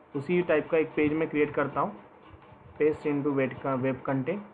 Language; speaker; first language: Hindi; non-native, local second language; Marathi